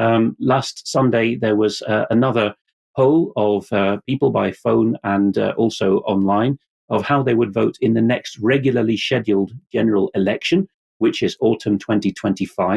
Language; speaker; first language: English; non-native, fluent; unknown